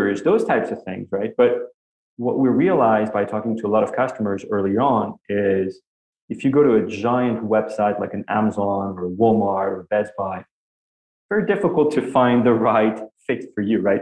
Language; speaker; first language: English; non-native, fluent; French